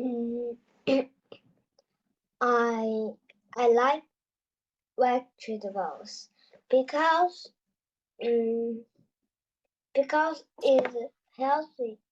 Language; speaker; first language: English; non-native, learner; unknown